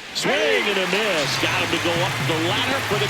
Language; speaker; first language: English; native; English